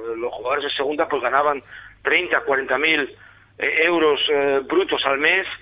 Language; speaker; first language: Spanish; non-native, fluent; German